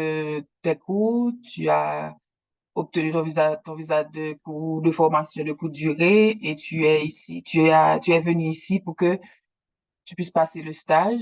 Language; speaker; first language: French; native; French